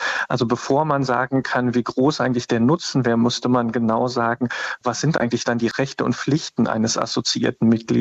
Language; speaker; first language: German; native; German